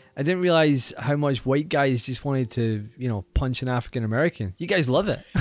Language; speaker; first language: English; native; English